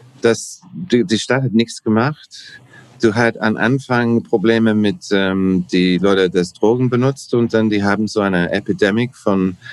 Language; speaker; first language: German; non-native, learner; English